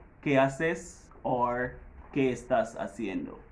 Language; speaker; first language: Spanish; non-native, learner; English